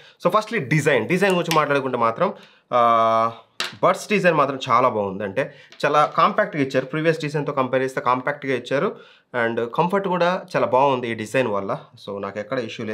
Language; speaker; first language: Telugu; native; Telugu